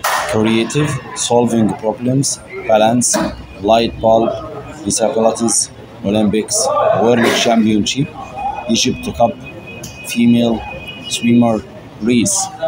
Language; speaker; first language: English; non-native, fluent; Arabic